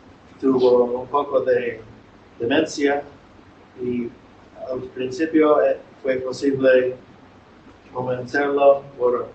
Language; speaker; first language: Spanish; non-native, fluent; English